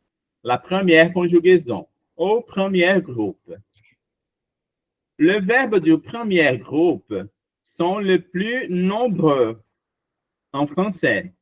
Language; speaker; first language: French; non-native, fluent; Portuguese